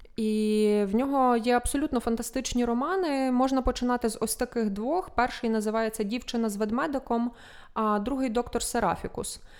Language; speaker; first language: Ukrainian; native; Ukrainian